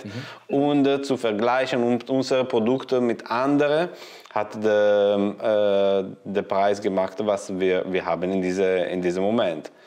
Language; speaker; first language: German; non-native, learner; Italian